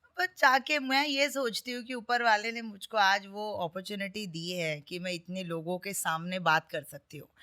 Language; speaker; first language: Hindi; non-native, local second language; Marathi